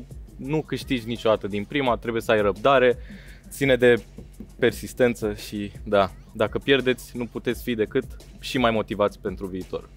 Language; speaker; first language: Romanian; native; Romanian